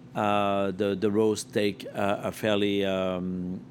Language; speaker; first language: English; non-native, fluent; French